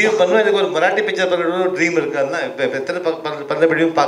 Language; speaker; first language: Tamil; early bilingual, heritage; Tamil